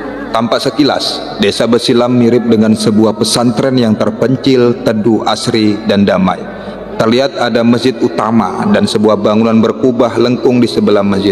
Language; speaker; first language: Indonesian; native; Indonesian